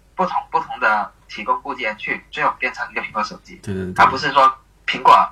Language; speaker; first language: Chinese; native; Chinese